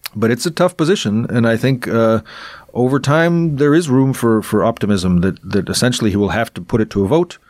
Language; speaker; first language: English; non-native, fluent; Russian